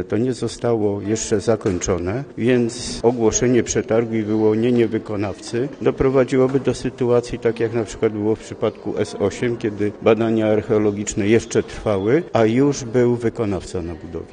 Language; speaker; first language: Polish; native; Polish